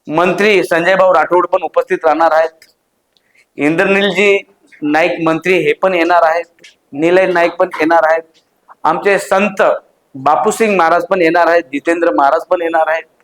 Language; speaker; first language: Marathi; non-native, local second language; Lambadi